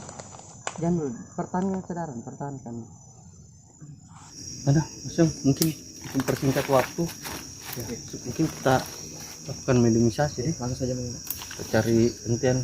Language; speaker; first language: Indonesian; native; Indonesian